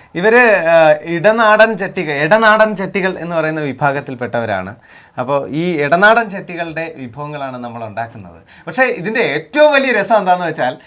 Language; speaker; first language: Malayalam; native; Malayalam